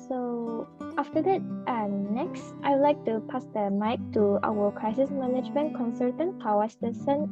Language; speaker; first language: English; non-native, fluent; Japanese